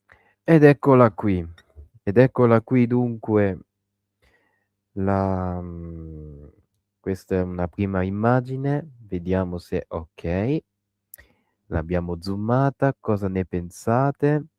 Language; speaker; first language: Italian; native; Italian